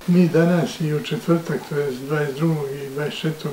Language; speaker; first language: Croatian; native; Croatian